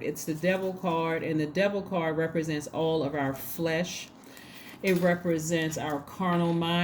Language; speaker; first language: English; native; English